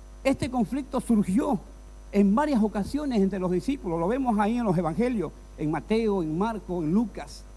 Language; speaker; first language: Spanish; native; Spanish